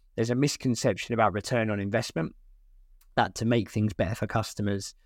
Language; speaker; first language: English; native; English